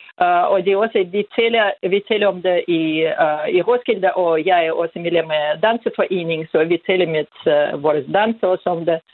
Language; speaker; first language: Danish; non-native, fluent; Russian